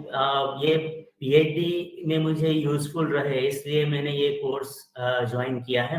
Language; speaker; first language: Hindi; non-native, local second language; Gujarati